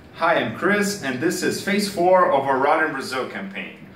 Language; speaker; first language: English; non-native, fluent; Portuguese